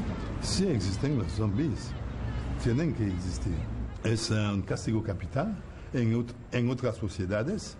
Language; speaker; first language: Spanish; non-native, fluent; Haitian Creole